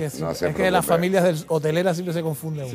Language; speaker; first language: Spanish; native; Spanish